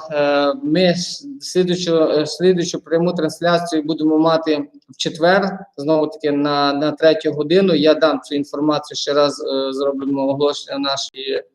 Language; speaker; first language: Ukrainian; native; Ukrainian